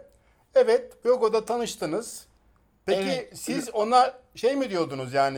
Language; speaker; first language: Turkish; native; Turkish